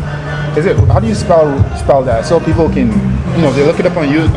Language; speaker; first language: English; native; English